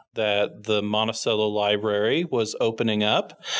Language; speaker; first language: English; native; English